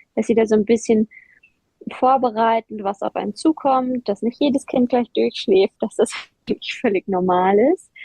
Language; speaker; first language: German; native; German